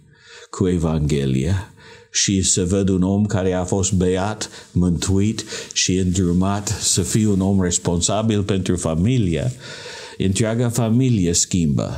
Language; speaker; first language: Romanian; non-native, learner; English